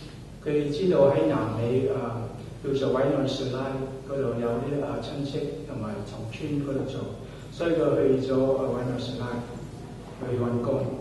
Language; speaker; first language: Cantonese; early bilingual, heritage; Cantonese